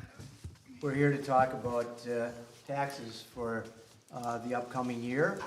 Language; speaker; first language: English; native; English